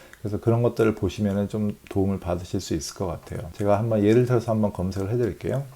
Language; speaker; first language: Korean; native; Korean